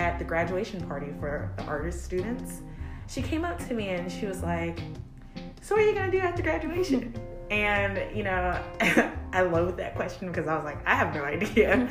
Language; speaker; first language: English; native; English